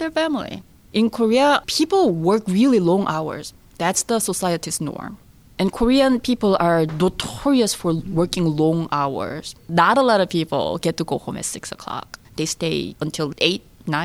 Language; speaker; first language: English; non-native, fluent; Korean